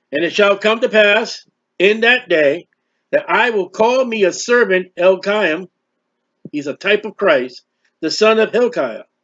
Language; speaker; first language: English; native; English